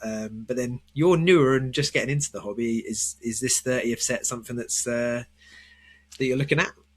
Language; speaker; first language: English; native; English